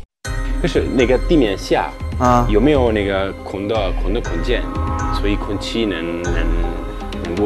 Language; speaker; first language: Chinese; non-native, learner; Italian